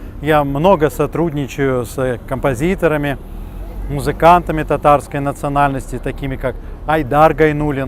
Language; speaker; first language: Russian; native; Russian